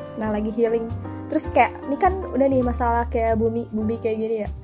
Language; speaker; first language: Indonesian; native; Indonesian